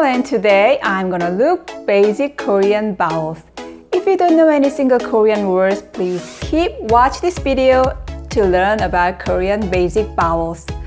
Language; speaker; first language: English; non-native, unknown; Korean